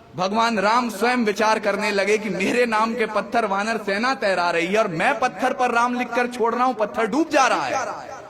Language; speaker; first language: Hindi; native; Hindi